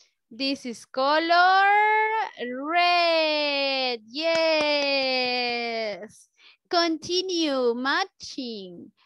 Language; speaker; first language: English; non-native, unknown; Spanish